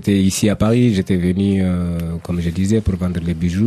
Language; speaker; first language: French; non-native, local second language; Tamasheq